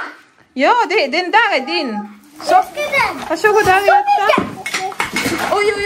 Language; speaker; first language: Swedish; non-native, learner; Filipino